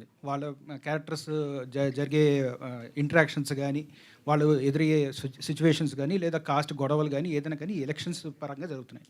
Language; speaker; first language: Telugu; native; Telugu